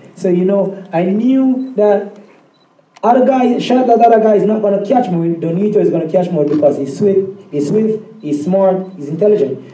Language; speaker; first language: English; native; English